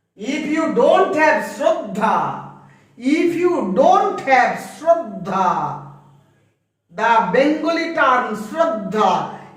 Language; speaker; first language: English; non-native, local second language; Bangla